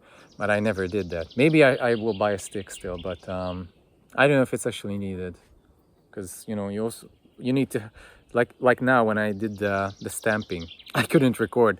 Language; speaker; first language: English; non-native, fluent; Hungarian